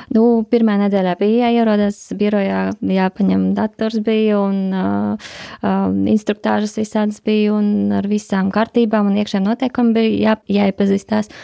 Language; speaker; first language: Latvian; non-native, local second language; Russian